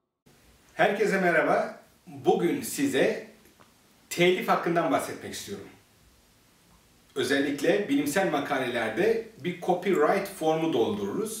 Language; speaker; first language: Turkish; native; Turkish